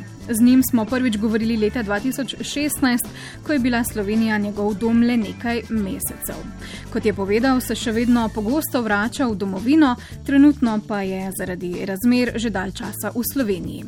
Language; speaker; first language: Slovenian; native; Slovenian